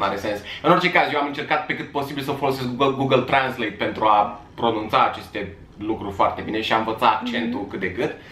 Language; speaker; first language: Romanian; native; Romanian